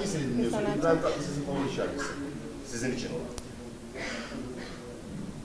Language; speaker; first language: Turkish; native; Turkish